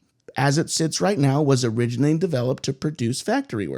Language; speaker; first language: English; native; English